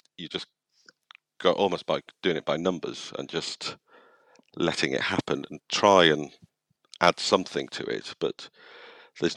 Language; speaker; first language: English; native; English